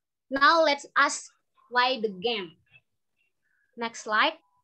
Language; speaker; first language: English; non-native, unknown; Indonesian